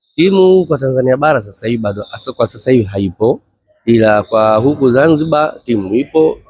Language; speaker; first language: Swahili; native; Swahili